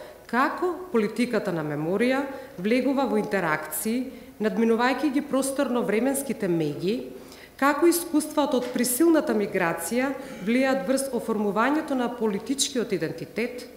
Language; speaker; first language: Macedonian; native; Macedonian